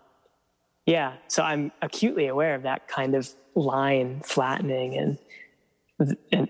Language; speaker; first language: English; native; English